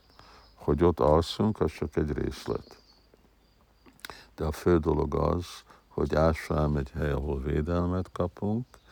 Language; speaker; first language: Hungarian; early bilingual, heritage; Hungarian